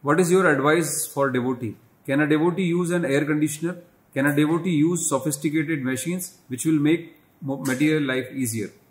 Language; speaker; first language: English; non-native, local second language; Hindi